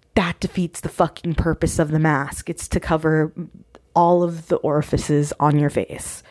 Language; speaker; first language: English; early bilingual, other home language; Spanish